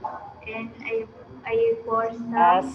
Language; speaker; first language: English; non-native, learner; Indonesian